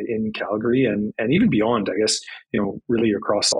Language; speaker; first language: English; native; English